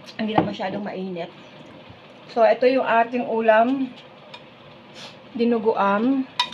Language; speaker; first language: Filipino; non-native, local second language; Bikol